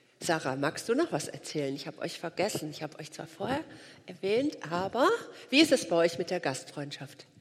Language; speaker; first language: German; native; German